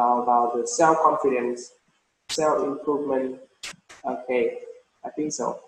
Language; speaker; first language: English; non-native, fluent; Vietnamese